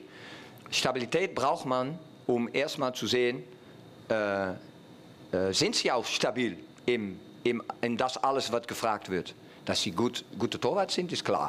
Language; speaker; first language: German; non-native, fluent; Dutch